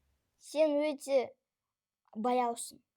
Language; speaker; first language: Kazakh; non-native, local second language; Russian